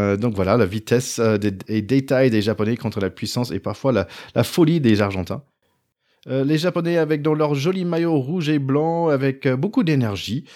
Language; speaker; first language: French; non-native, fluent; English